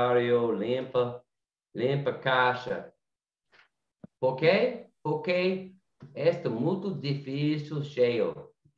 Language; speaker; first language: Portuguese; non-native, learner; English